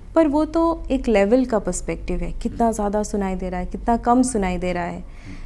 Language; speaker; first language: Hindi; non-native, local second language; Odia